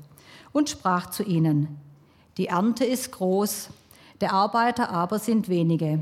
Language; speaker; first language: German; native; German